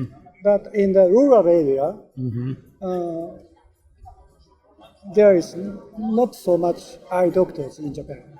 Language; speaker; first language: English; non-native, learner; Japanese